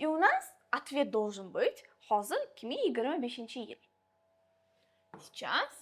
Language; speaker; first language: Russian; non-native, local second language; Uzbek